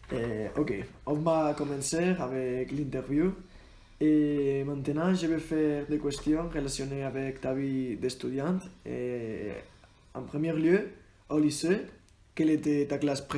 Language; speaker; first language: French; non-native, learner; Spanish